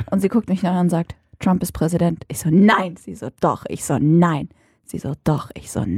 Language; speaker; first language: German; native; German